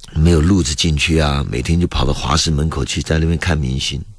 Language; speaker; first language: Chinese; native; Chinese